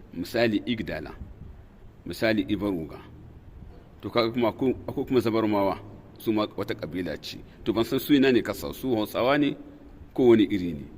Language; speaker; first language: Hausa; non-native, local second language; Tamasheq